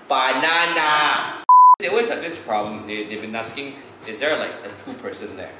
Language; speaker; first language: English; non-native, local second language; Chinese